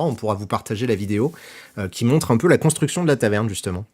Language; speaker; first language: French; native; French